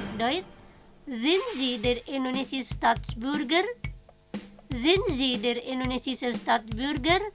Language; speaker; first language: German; non-native, fluent; Indonesian